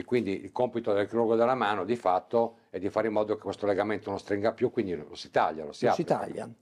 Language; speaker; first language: Italian; native; Italian